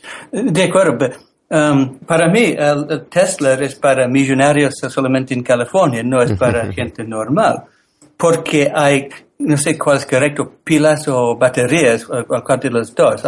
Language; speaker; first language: Spanish; non-native, learner; English